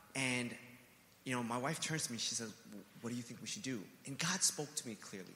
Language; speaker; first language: English; native; English